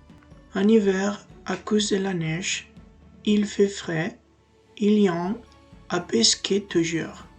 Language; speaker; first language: French; non-native, learner; Spanish